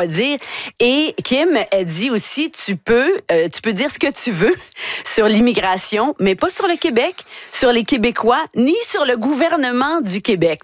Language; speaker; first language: French; native; French